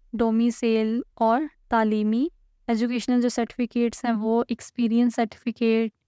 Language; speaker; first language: Urdu; native; Urdu